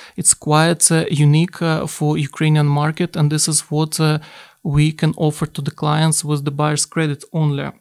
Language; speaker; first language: English; non-native, fluent; Ukrainian